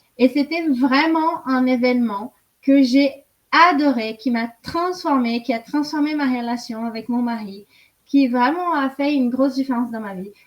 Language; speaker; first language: French; non-native, fluent; Portuguese